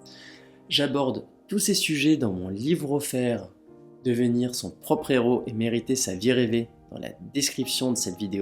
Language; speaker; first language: French; native; French